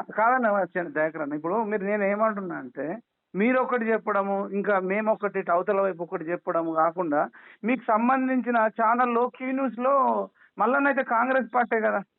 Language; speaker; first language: Telugu; native; Telugu